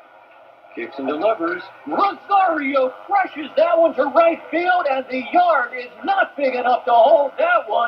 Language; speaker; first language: English; native; English